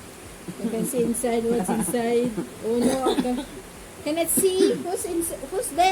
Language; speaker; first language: English; non-native, local second language; Filipino